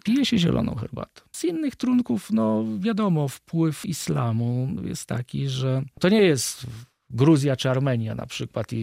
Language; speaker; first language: Polish; native; Polish